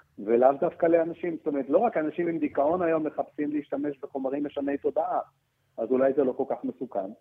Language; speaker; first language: Hebrew; early bilingual, other home language; French